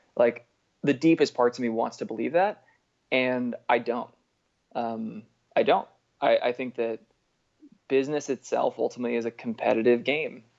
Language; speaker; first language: English; native; English